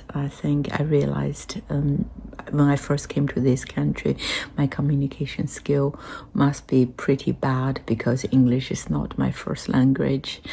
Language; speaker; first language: English; non-native, fluent; Chinese